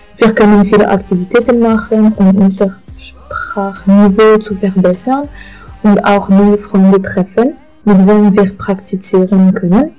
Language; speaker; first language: German; non-native, learner; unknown